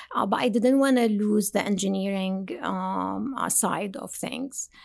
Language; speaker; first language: English; non-native, fluent; Arabic